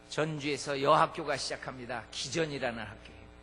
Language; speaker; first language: Korean; native; Korean